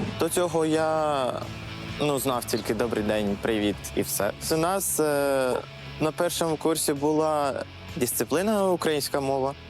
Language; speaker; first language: Ukrainian; non-native, fluent; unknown